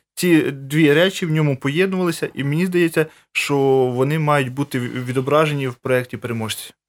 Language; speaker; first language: Ukrainian; native; Ukrainian